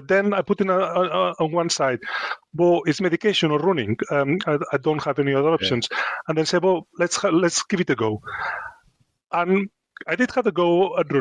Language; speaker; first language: English; non-native, fluent; Spanish